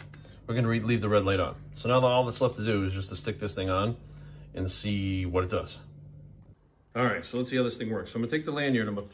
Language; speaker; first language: English; native; English